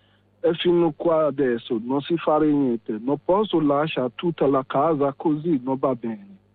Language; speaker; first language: Italian; non-native, learner; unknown